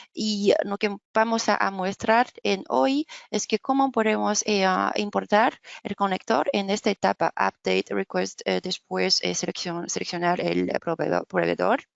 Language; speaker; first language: Spanish; non-native, fluent; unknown